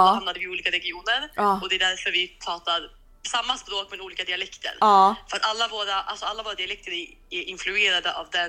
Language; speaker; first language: Swedish; early bilingual, other home language; Kurdish